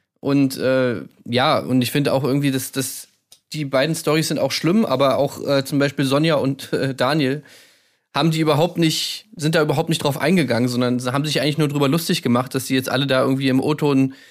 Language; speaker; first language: German; native; German